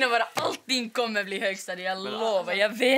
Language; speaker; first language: Swedish; native; Swedish